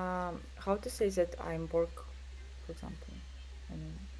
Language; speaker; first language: English; non-native, learner; Russian